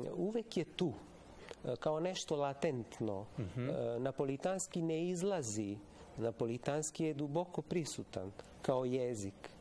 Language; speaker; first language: Serbian; non-native, fluent; Italian